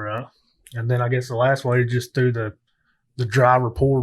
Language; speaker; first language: English; native; English